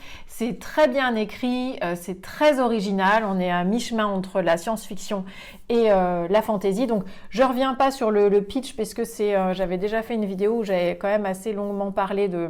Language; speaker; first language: French; native; French